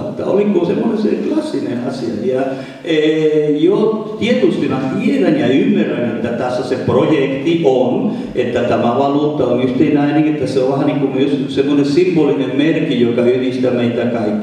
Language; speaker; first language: Finnish; non-native, fluent; Spanish